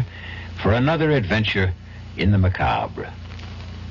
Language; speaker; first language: English; native; English